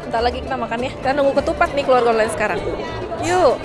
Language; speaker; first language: Indonesian; native; Indonesian